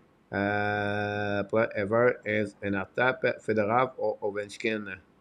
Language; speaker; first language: English; non-native, fluent; French